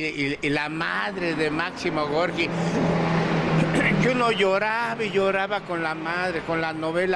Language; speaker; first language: Spanish; native; Spanish